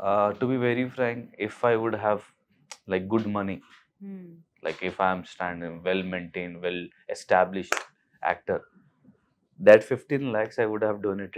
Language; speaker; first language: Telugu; non-native, local second language; Hindi